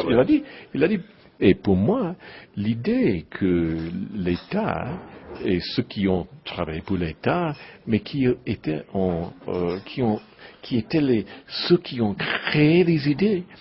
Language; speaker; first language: French; non-native, learner; English